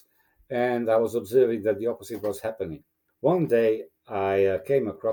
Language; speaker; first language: English; non-native, fluent; Romanian